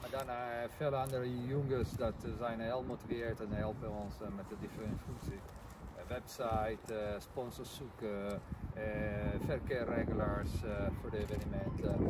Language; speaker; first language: Dutch; non-native, learner; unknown